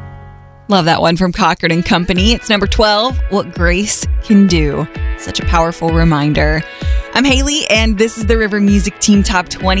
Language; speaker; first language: English; native; English